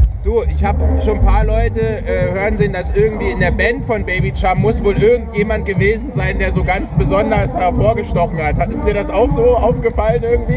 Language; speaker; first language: German; native; German